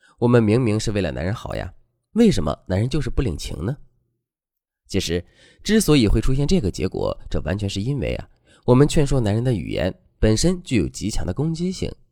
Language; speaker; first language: Chinese; native; Chinese